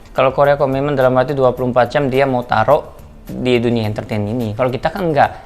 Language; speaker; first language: Indonesian; non-native, fluent; Korean